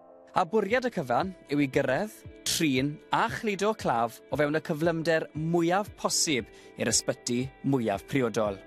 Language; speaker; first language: Welsh; native; Welsh